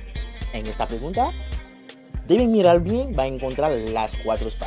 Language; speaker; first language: Spanish; non-native, fluent; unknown